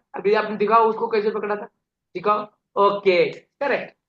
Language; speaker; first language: Hindi; non-native, local second language; Marathi